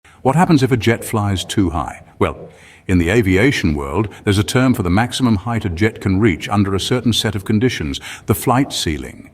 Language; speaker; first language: English; native; English